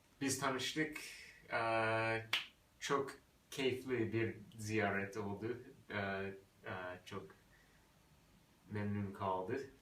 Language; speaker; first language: Turkish; non-native, learner; English